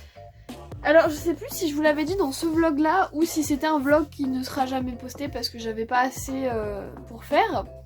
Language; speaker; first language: French; native; French